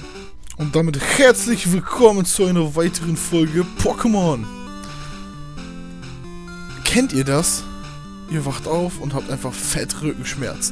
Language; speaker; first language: German; native; German